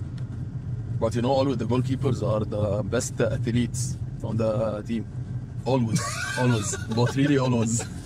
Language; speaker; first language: English; non-native, fluent; Arabic